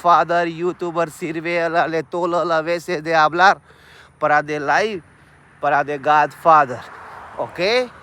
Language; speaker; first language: Spanish; non-native, learner; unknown